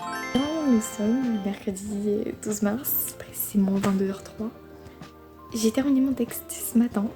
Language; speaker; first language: French; native; French